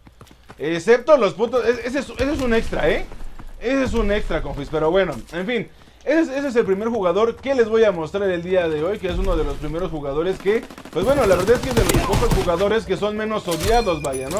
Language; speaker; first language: Spanish; native; Spanish